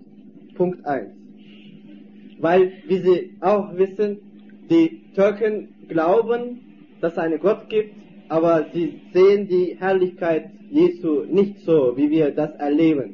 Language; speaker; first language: German; non-native, fluent; Turkish